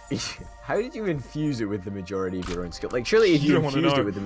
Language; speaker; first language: English; native; English